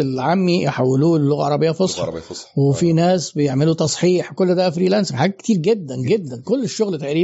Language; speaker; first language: Arabic; native; Arabic